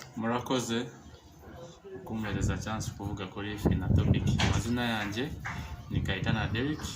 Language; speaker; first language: Kinyarwanda; early bilingual, heritage; Kinyarwanda